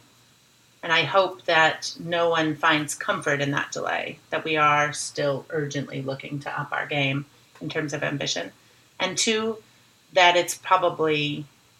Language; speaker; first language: English; native; English